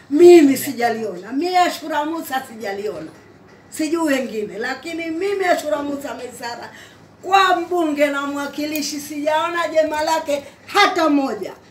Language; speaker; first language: Swahili; native; Swahili